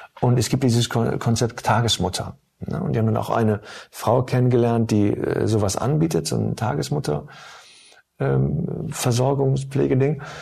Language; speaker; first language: German; early bilingual, other home language; Turkish